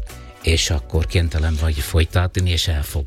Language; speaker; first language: Hungarian; non-native, fluent; Italian